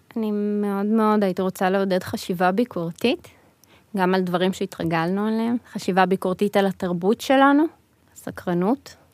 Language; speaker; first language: Hebrew; early bilingual, other home language; Russian